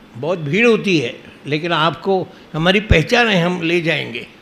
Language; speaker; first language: Hindi; non-native, local second language; Marathi